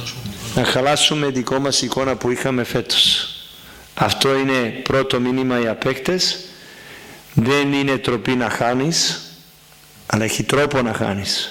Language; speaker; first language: Greek; non-native, fluent; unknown